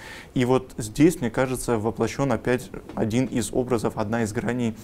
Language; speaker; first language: Russian; native; Russian